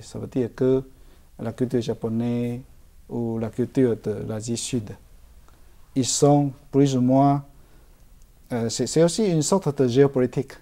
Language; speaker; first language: French; non-native, fluent; Chinese